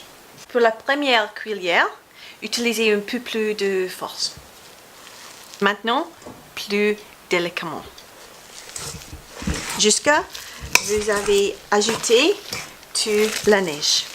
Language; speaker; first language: French; non-native, fluent; English